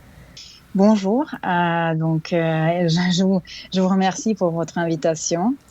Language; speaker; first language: French; non-native, fluent; Serbian